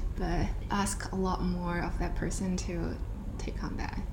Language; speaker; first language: English; non-native, fluent; Chinese